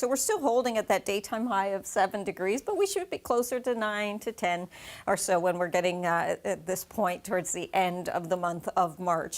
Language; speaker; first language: English; native; English